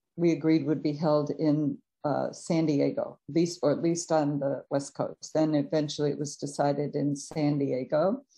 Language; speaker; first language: English; native; English